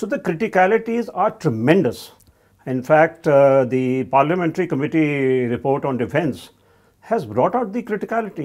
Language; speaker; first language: English; non-native, local second language; Hindi